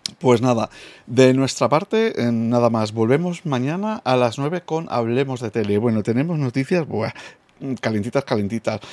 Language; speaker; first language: Spanish; non-native, fluent; English